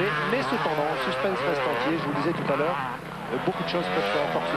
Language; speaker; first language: French; native; French